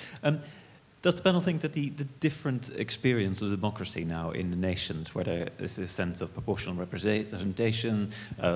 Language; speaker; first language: English; native; English